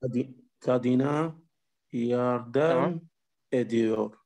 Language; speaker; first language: Turkish; non-native, learner; Arabic